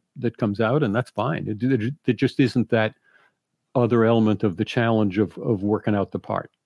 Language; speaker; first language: English; native; English